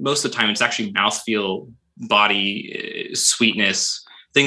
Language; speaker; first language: English; native; English